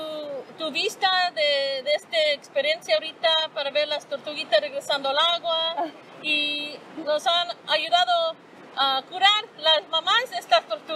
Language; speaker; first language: Spanish; early bilingual, other home language; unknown